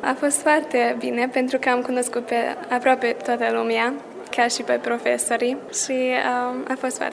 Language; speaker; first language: Romanian; early bilingual, heritage; Romanian